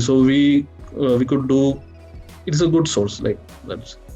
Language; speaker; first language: English; non-native, local second language; Malayalam